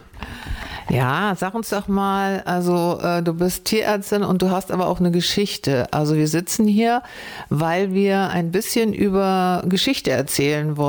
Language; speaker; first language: German; native; German